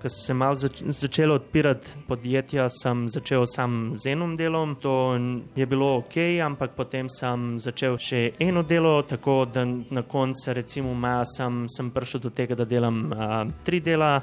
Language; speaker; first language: Slovenian; non-native, fluent; Macedonian